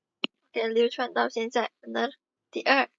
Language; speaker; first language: Chinese; non-native, fluent; Indonesian